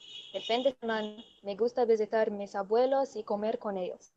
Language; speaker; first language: Spanish; non-native, learner; Arabic